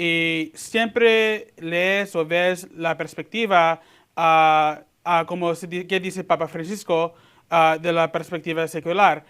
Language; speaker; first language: Spanish; early bilingual, heritage; Spanish